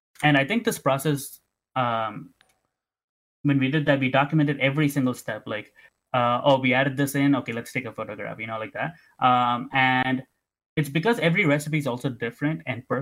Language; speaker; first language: English; non-native, local second language; Tamil